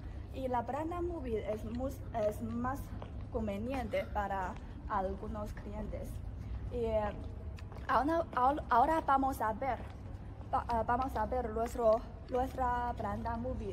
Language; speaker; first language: Spanish; non-native, learner; Chinese